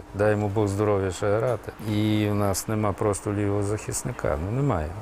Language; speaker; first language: Ukrainian; native; Ukrainian